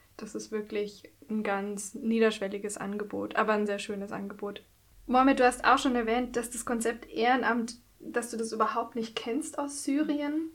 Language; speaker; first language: German; native; German